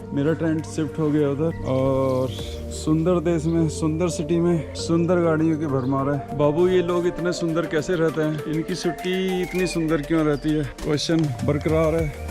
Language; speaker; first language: Hindi; native; Hindi